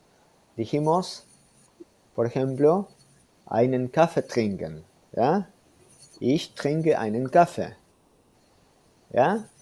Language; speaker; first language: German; non-native, fluent; Spanish